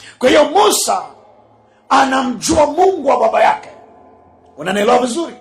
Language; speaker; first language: Swahili; native; Swahili